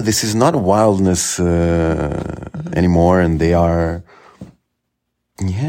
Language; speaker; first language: English; non-native, fluent; Portuguese